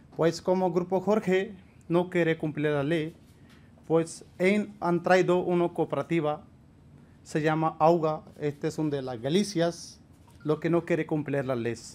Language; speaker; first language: Spanish; non-native, learner; Punjabi